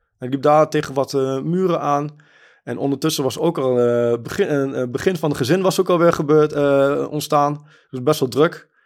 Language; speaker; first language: Dutch; early bilingual, other home language; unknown